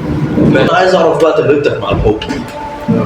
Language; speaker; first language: Arabic; native; Arabic